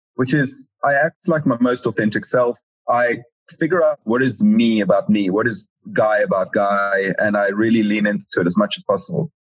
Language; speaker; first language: English; native; English